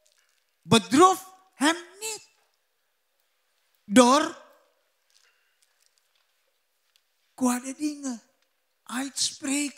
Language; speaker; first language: Dutch; non-native, learner; Indonesian